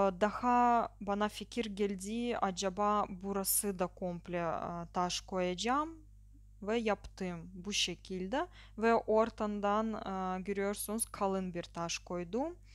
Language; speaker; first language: Turkish; non-native, learner; Russian